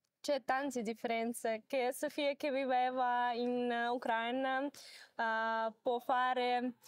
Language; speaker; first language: Italian; non-native, learner; Ukrainian